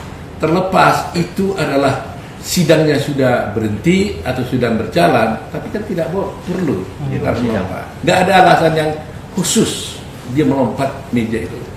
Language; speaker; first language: Indonesian; native; Indonesian